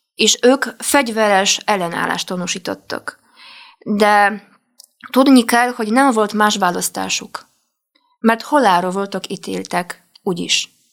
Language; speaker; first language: Hungarian; non-native, fluent; Polish